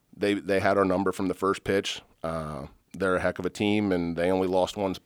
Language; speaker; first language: English; native; English